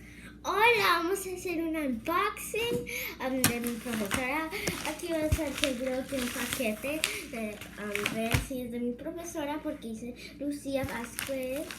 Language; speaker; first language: Spanish; early bilingual, heritage; Spanish